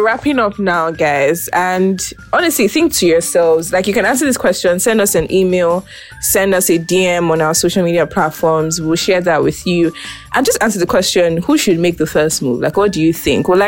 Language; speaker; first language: English; non-native, local second language; Yoruba